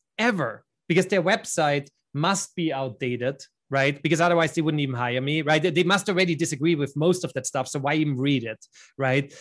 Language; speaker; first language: English; non-native, fluent; German